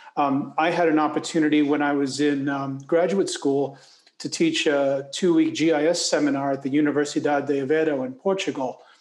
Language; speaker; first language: English; native; English